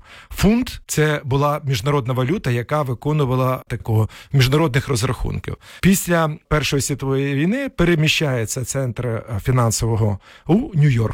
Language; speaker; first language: Ukrainian; native; Ukrainian